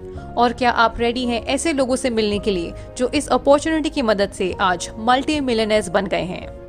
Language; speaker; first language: Hindi; native; Hindi